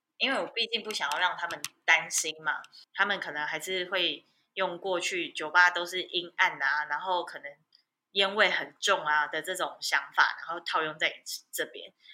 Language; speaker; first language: Chinese; native; Chinese